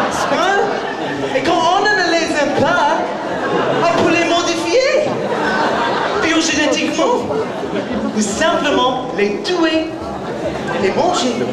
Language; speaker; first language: French; non-native, fluent; English